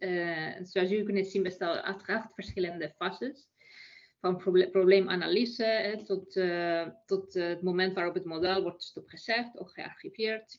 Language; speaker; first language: Dutch; non-native, fluent; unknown